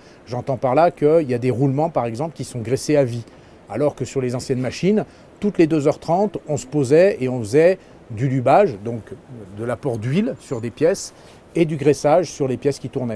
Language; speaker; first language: French; native; French